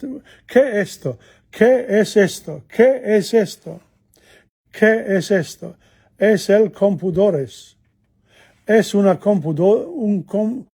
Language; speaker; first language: Spanish; non-native, learner; Italian